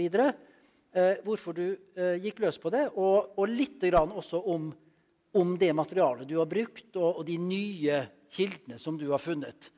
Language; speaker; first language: Norwegian; native; Norwegian